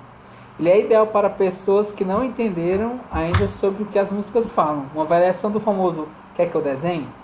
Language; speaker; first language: Portuguese; native; Portuguese